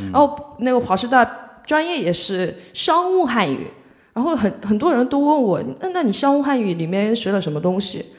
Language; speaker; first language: Chinese; non-native, fluent; Korean